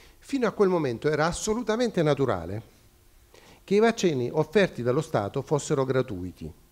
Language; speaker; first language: Italian; native; Italian